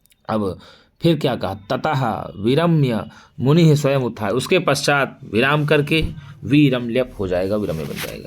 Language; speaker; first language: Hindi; native; Hindi